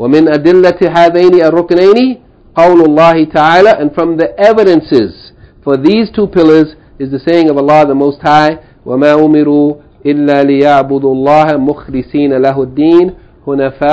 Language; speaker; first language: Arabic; non-native, fluent; English